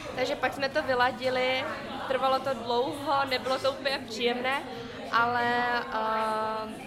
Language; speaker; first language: Czech; early bilingual, other home language; Vietnamese